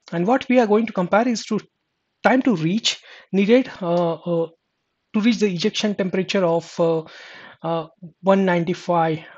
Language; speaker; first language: English; non-native, local second language; Marathi